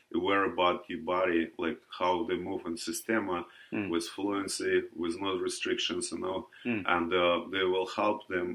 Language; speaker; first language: English; non-native, learner; Russian